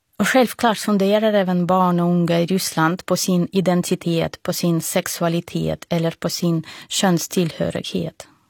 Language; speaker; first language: Swedish; non-native, fluent; Russian